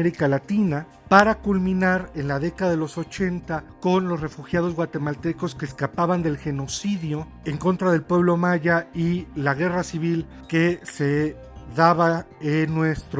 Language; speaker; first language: Spanish; native; Spanish